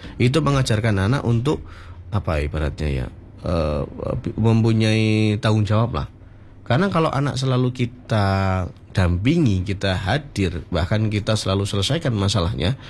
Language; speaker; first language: Indonesian; native; Indonesian